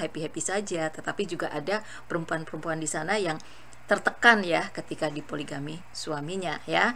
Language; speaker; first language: Indonesian; native; Indonesian